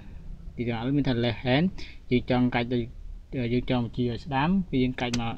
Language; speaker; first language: Khmer; native; Khmer